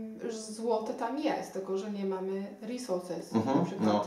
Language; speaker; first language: Polish; non-native, learner; Xhosa